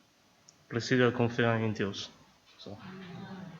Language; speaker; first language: Portuguese; non-native, learner; Chinese